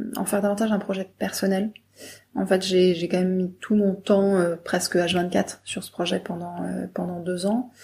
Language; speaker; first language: French; native; French